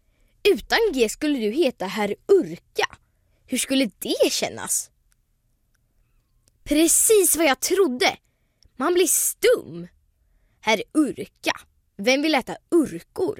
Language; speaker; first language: Swedish; native; Swedish